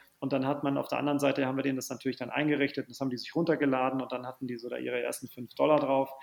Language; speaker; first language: German; native; German